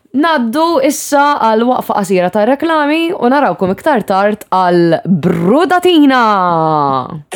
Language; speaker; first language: Maltese; native; Maltese